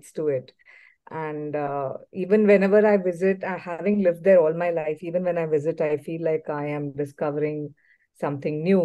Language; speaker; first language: English; non-native, local second language; Tamil